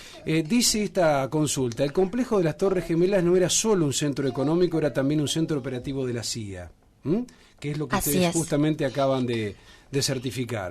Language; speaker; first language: Spanish; native; Spanish